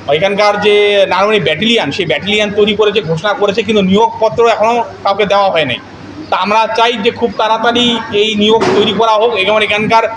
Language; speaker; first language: Bangla; non-native, local second language; Rangpuri